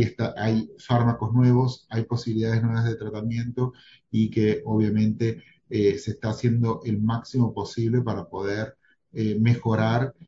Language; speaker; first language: Spanish; native; Spanish